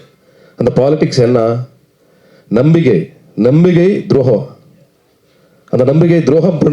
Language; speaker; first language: Tamil; non-native, learner; Kannada